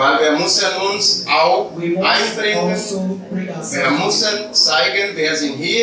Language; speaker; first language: German; non-native, learner; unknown